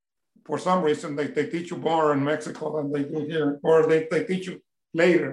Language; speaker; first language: English; non-native, fluent; Spanish